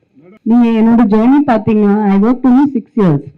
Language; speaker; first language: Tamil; non-native, fluent; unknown